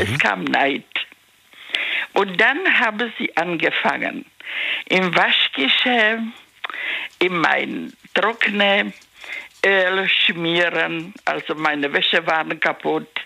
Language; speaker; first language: German; non-native, learner; Czech